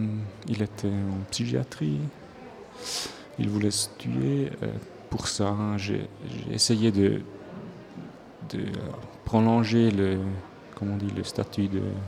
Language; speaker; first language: French; non-native, local second language; Swiss German